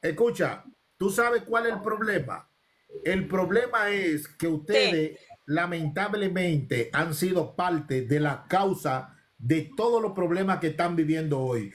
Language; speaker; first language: Spanish; native; Spanish